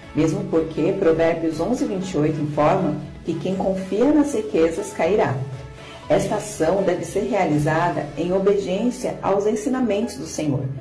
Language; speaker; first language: Portuguese; native; Portuguese